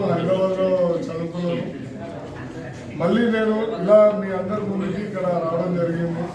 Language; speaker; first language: Telugu; native; Telugu